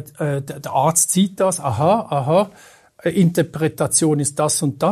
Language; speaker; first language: German; native; German